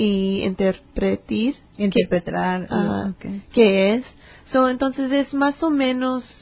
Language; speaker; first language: Spanish; early bilingual, heritage; English